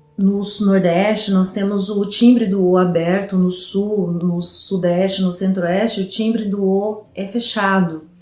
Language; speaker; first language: Portuguese; native; Portuguese